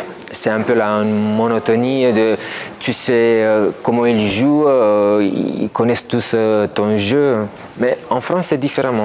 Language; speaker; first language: French; non-native, fluent; Romanian